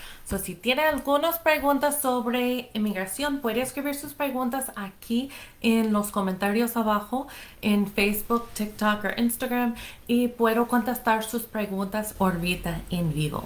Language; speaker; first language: Spanish; non-native, fluent; English